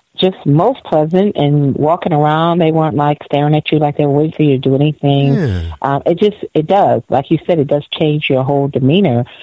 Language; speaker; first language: English; native; English